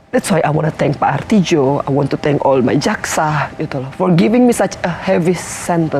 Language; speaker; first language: English; non-native, fluent; Indonesian